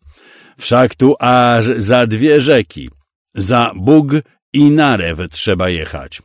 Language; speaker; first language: Polish; native; Polish